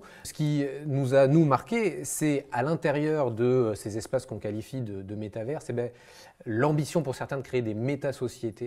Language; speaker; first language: French; native; French